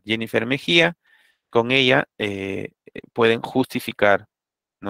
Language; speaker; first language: Spanish; native; Spanish